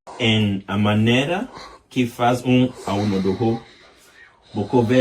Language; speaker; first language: Portuguese; non-native, learner; English